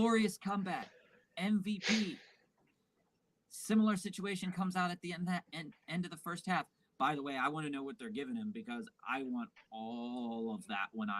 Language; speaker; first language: English; native; English